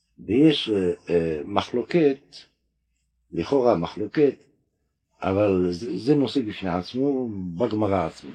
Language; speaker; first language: Hebrew; non-native, fluent; French